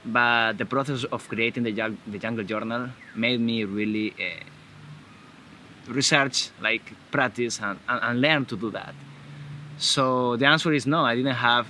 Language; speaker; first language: English; non-native, fluent; Spanish